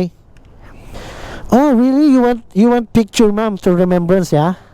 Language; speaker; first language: English; non-native, learner; Filipino